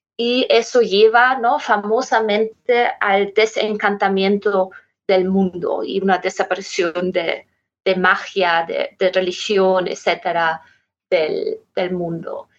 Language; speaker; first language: Spanish; non-native, fluent; German